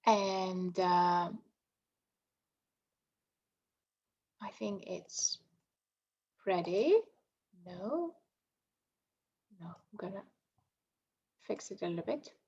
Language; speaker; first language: English; non-native, fluent; Greek